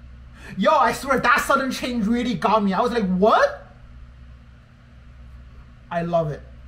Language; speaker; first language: English; non-native, fluent; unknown